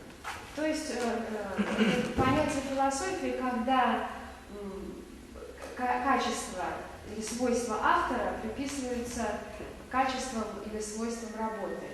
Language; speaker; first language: Russian; native; Russian